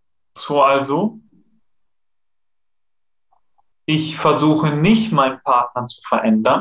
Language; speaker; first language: German; non-native, fluent; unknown